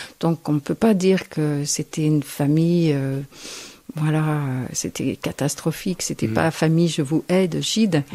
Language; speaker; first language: French; non-native, fluent; English